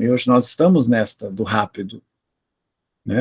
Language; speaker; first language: Portuguese; native; Portuguese